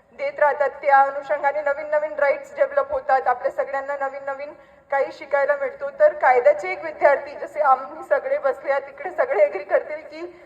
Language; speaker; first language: Marathi; non-native, local second language; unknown